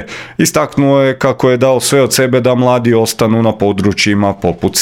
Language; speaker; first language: Croatian; native; Croatian